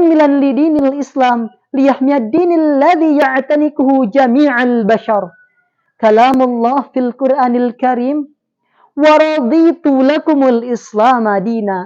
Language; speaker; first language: Arabic; non-native, learner; Indonesian